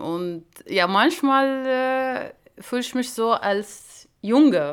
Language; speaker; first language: German; non-native, learner; Arabic